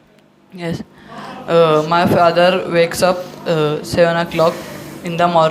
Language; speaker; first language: English; non-native, learner; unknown